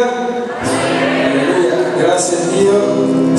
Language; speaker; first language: Italian; non-native, learner; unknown